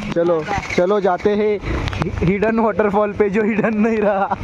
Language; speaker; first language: Hindi; non-native, local second language; Marathi